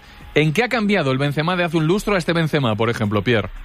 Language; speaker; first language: Spanish; native; Spanish